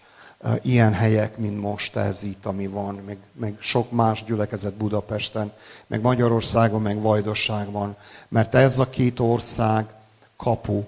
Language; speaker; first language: Hungarian; non-native, local second language; Serbian